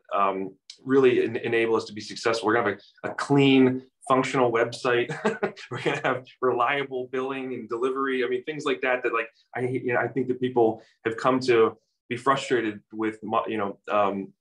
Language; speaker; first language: English; native; English